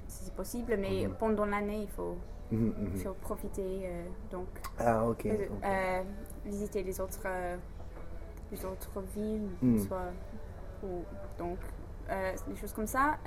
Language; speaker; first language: French; non-native, fluent; English